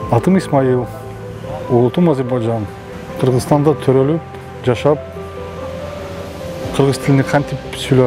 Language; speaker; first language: Kyrgyz; non-native, local second language; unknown